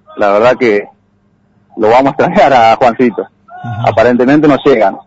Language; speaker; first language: Spanish; native; Spanish